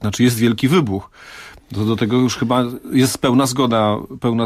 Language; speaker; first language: Polish; native; Polish